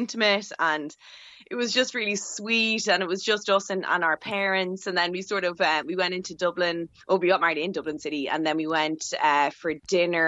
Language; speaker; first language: English; native; English